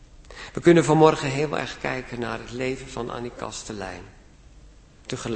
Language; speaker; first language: Dutch; native; Dutch